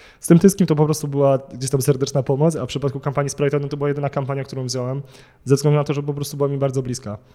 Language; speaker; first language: Polish; native; Polish